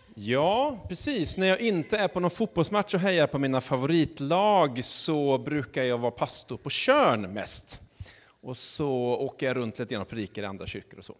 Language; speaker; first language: Swedish; native; Swedish